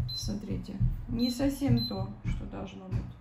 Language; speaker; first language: Russian; native; Russian